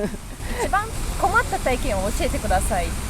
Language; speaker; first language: Japanese; non-native, fluent; Russian